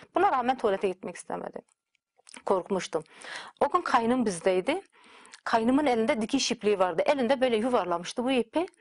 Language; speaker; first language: Turkish; native; Turkish